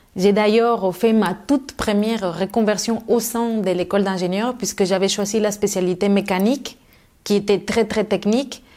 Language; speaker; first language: French; non-native, fluent; Spanish